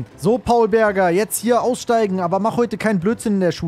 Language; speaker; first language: German; native; German